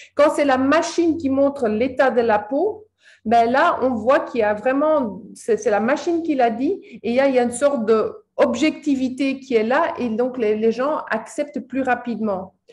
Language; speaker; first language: French; native; French